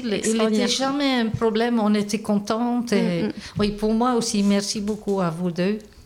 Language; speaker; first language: French; non-native, fluent; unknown